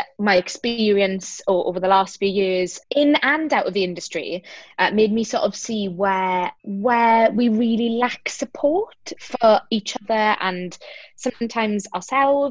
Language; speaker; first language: English; native; English